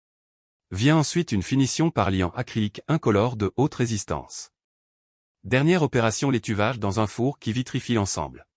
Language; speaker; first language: French; native; French